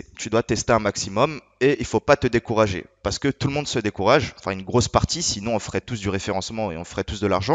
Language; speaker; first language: French; native; French